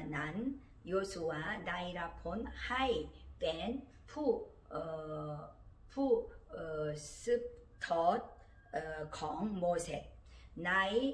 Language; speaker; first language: Thai; non-native, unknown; Korean